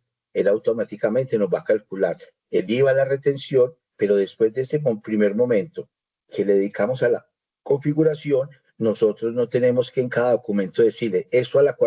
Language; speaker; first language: Spanish; native; Spanish